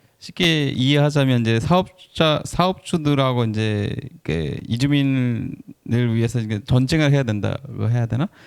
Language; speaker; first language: Korean; non-native, fluent; Bangla